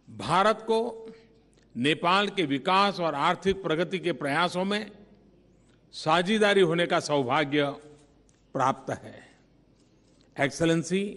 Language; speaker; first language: Hindi; native; Hindi